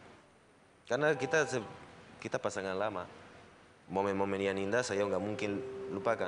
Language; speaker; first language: Indonesian; non-native, learner; Spanish